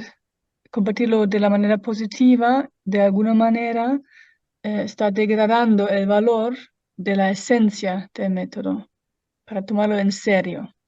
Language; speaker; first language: Spanish; non-native, fluent; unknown